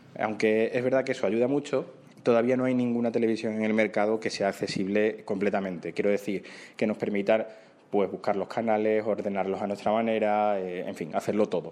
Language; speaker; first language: Spanish; native; Spanish